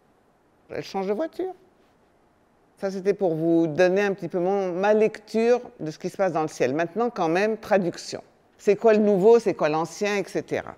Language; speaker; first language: French; native; French